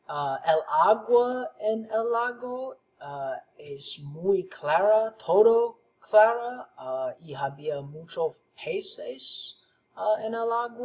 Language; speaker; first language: Spanish; non-native, learner; English